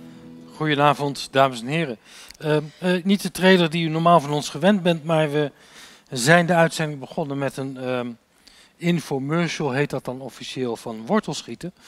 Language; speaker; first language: Dutch; native; Dutch